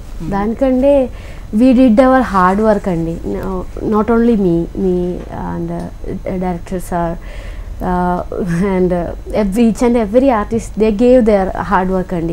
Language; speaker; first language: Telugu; non-native, learner; Malayalam